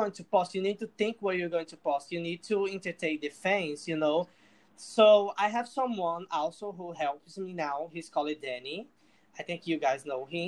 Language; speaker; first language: English; non-native, fluent; Portuguese